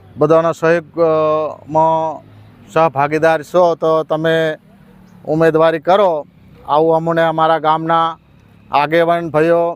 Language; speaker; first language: Gujarati; non-native, local second language; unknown